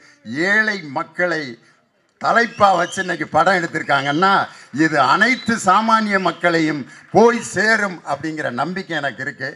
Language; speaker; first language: Tamil; native; Tamil